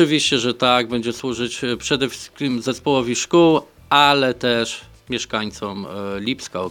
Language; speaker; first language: Polish; native; Polish